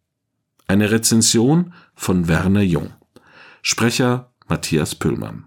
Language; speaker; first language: German; native; German